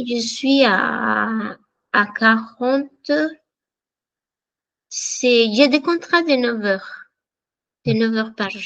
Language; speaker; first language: French; non-native, fluent; Spanish